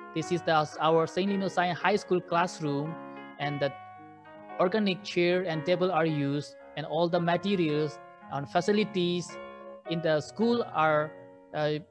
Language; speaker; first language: English; non-native, fluent; Burmese